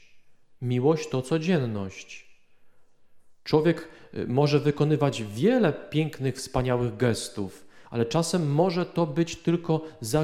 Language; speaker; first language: Polish; native; Polish